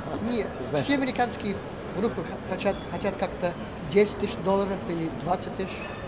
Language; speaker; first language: Russian; early bilingual, heritage; Russian